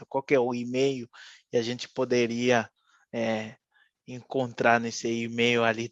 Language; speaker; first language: Portuguese; non-native, fluent; Haitian Creole